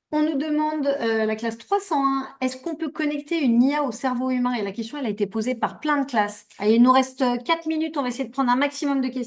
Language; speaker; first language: French; native; French